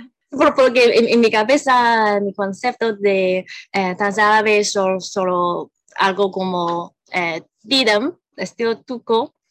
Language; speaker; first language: Spanish; non-native, learner; Cantonese